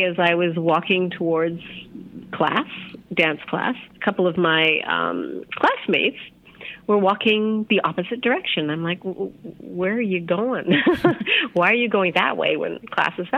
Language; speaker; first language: English; native; English